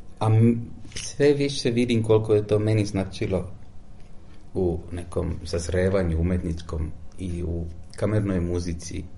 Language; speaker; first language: Serbian; non-native, fluent; Finnish